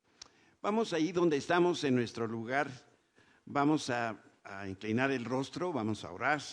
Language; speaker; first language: Spanish; native; Spanish